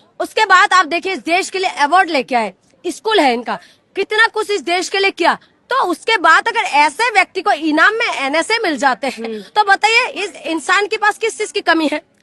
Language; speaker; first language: Hindi; non-native, local second language; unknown